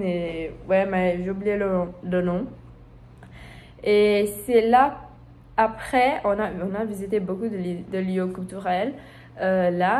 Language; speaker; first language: French; non-native, learner; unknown